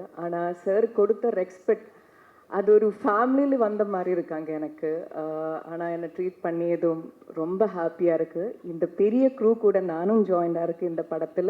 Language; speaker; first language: Tamil; non-native, learner; Malayalam